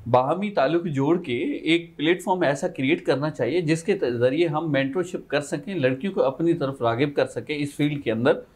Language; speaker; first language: Urdu; non-native, local second language; Sindhi